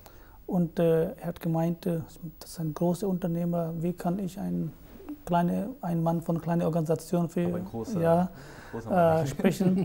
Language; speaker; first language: German; non-native, fluent; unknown